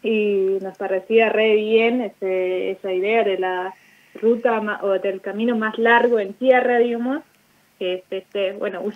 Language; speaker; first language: Spanish; non-native, fluent; German